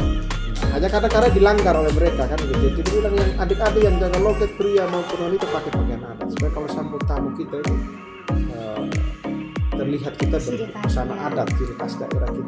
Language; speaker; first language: Indonesian; non-native, local second language; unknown